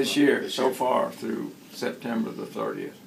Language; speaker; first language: English; native; English